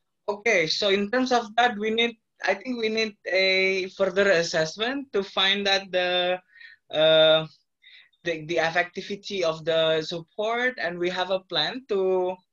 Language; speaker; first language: English; non-native, fluent; Indonesian